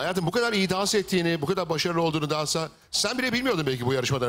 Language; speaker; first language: Turkish; native; Turkish